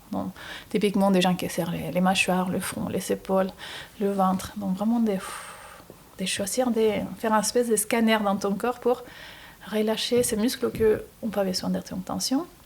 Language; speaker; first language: French; non-native, fluent; Spanish